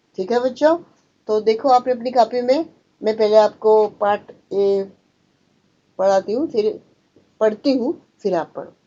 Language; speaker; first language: Hindi; non-native, local second language; Marathi